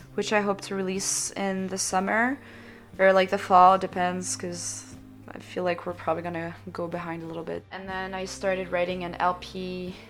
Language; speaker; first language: English; non-native, fluent; French